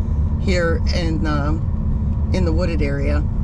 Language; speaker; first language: English; native; English